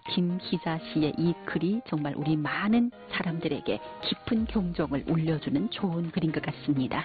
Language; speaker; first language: Korean; native; Korean